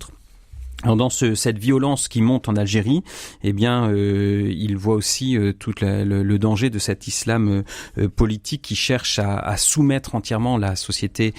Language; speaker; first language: French; native; French